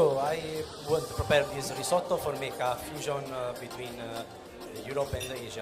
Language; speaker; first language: English; non-native, learner; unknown